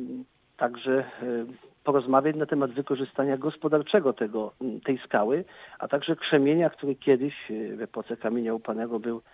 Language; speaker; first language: Polish; native; Polish